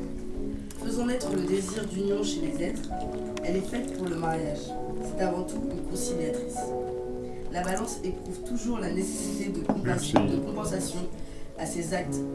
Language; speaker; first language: French; native; French